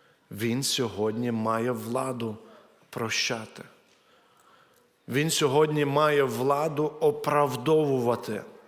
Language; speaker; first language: Ukrainian; native; Ukrainian